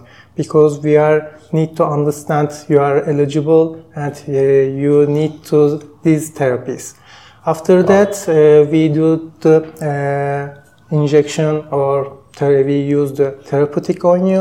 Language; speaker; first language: English; non-native, learner; Turkish